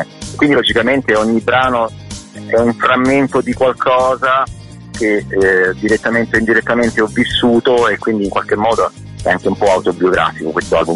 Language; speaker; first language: Italian; native; Italian